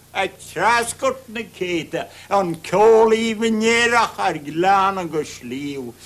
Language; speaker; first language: Irish; native; Irish